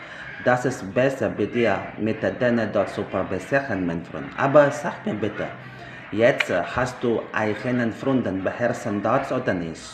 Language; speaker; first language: German; non-native, learner; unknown